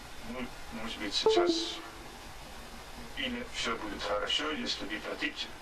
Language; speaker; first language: Russian; non-native, learner; Dutch